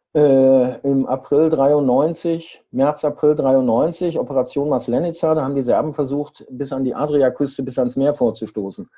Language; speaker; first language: German; native; German